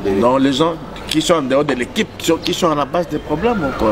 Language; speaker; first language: French; native; French